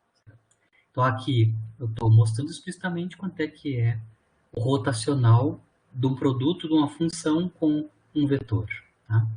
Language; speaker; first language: Portuguese; native; Portuguese